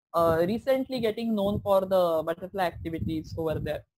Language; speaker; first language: English; non-native, local second language; Marathi